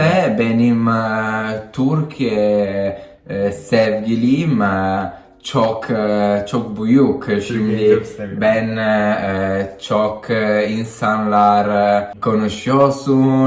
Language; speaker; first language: Turkish; non-native, learner; Italian